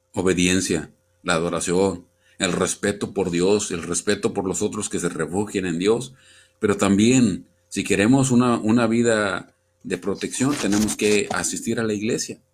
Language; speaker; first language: Spanish; native; Spanish